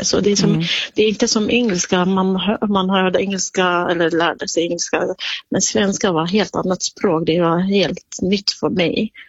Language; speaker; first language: Swedish; non-native, fluent; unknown